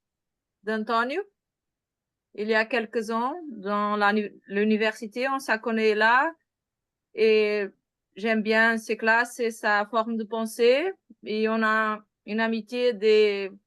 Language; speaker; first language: French; non-native, learner; Portuguese